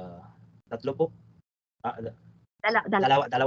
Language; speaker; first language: Filipino; non-native, learner; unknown